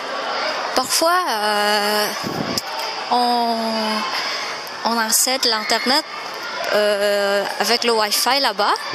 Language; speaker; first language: French; non-native, fluent; Indonesian